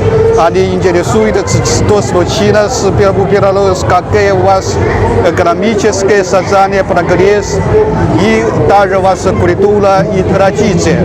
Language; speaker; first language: Russian; non-native, learner; Chinese